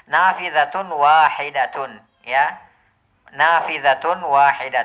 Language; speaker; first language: Arabic; non-native, fluent; Indonesian